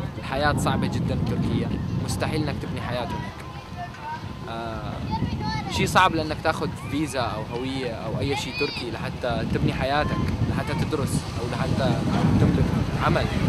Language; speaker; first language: Arabic; native; Arabic